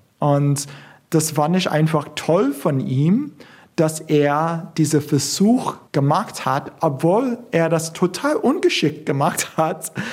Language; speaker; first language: German; non-native, fluent; English